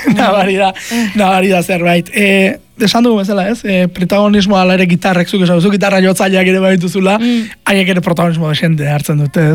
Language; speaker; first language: Basque; native; Basque